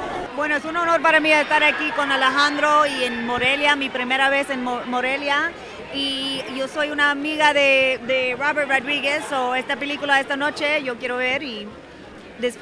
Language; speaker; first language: Spanish; non-native, learner; English